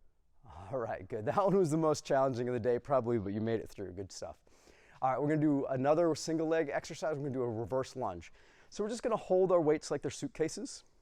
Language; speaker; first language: English; native; English